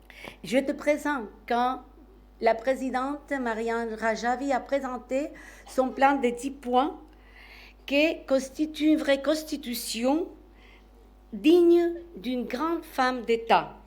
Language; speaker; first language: French; non-native, fluent; Spanish